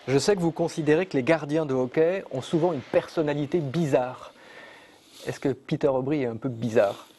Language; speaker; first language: French; native; French